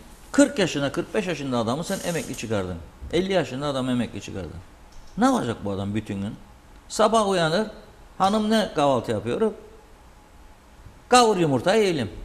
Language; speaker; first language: Turkish; native; Turkish